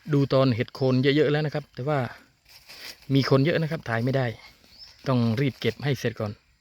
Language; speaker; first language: Thai; non-native, local second language; Northern Khmer